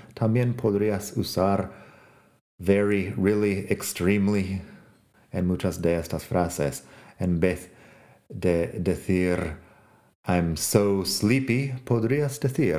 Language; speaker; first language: Spanish; non-native, fluent; English